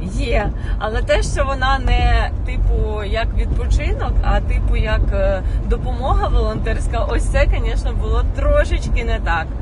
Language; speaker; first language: Ukrainian; non-native, local second language; Russian